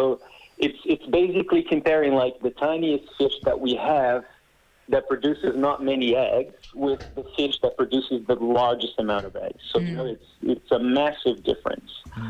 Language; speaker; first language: English; non-native, fluent; Portuguese